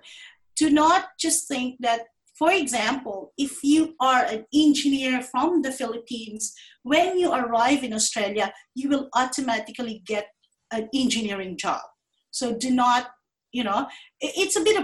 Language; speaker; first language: English; non-native, local second language; Filipino